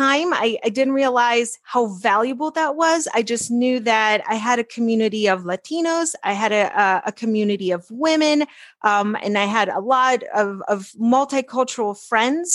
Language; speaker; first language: English; early bilingual, other home language; Portuguese